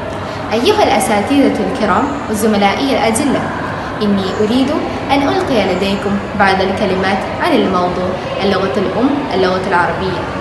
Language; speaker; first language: Arabic; non-native, learner; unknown